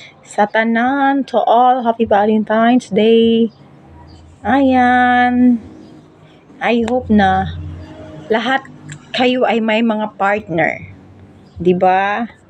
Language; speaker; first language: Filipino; non-native, local second language; Cebuano